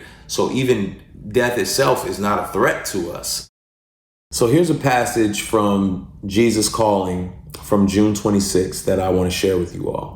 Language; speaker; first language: English; native; English